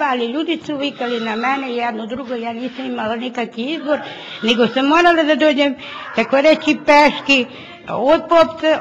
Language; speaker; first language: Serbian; non-native, local second language; Romany